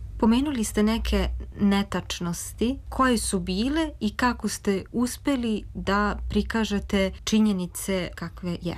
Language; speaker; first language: Serbian; native; Serbian